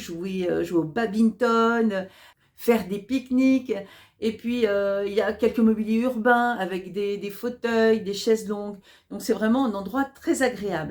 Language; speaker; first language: French; native; French